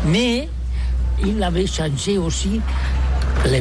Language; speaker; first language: French; non-native, learner; Catalan